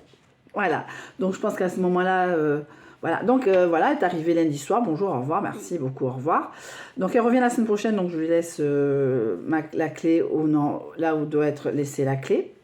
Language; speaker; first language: French; native; French